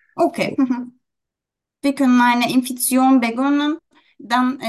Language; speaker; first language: German; non-native, learner; Turkish